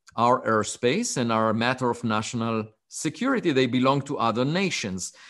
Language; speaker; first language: English; non-native, fluent; Hebrew